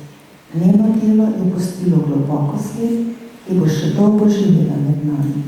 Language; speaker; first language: Slovenian; native; Slovenian